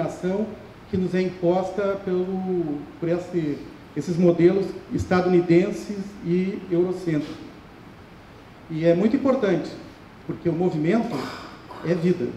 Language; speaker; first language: Portuguese; native; Portuguese